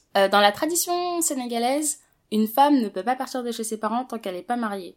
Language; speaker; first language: French; early bilingual, other home language; Wolof